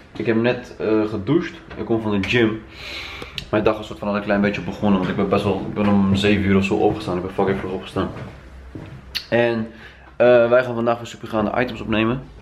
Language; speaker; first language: Dutch; early bilingual, other home language; Turkish